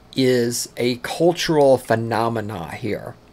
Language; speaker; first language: English; native; English